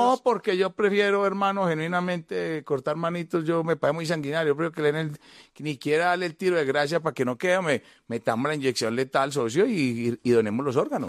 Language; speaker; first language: Spanish; native; Spanish